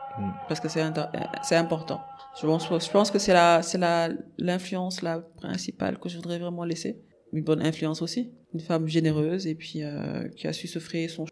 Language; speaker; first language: French; non-native, local second language; Wolof